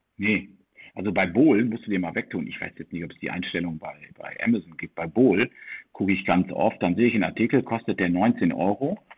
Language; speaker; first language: German; early bilingual, heritage; German